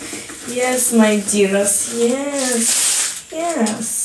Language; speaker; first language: English; non-native, learner; Russian